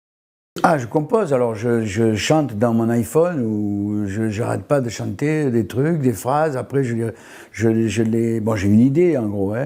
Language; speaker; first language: French; native; French